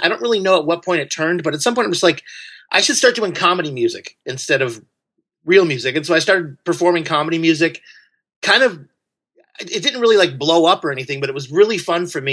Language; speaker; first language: English; native; English